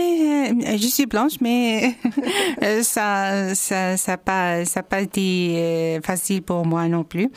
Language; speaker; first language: French; non-native, local second language; Arabic